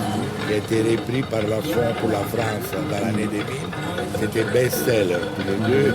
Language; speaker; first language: French; non-native, fluent; Italian